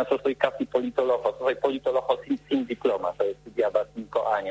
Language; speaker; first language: Spanish; non-native, learner; Polish